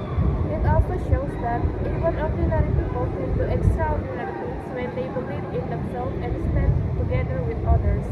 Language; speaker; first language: English; non-native, learner; Indonesian